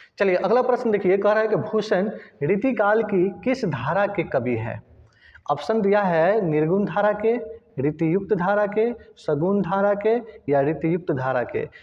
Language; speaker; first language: Hindi; native; Hindi